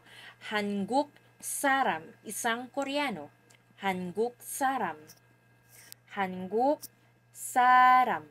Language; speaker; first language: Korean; non-native, fluent; Filipino